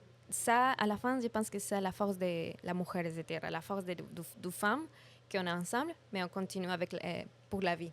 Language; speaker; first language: French; non-native, learner; Spanish